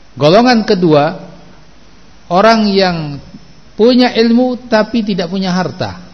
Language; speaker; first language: Indonesian; native; Indonesian